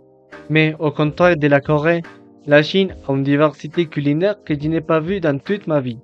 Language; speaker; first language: French; non-native, learner; Spanish